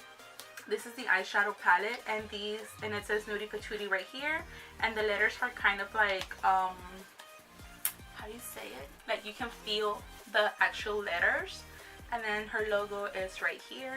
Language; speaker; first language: English; native; English